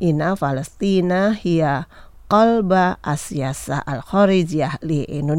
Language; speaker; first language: Arabic; non-native, fluent; Indonesian